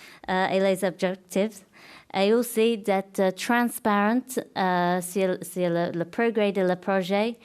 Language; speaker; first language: French; non-native, fluent; English